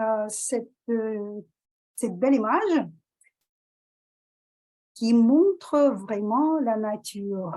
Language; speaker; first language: French; non-native, fluent; Russian